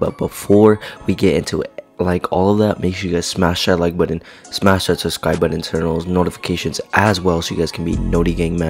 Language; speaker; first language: English; native; English